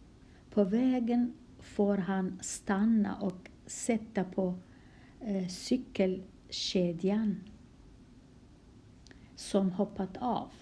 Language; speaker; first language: Swedish; non-native, fluent; Kurdish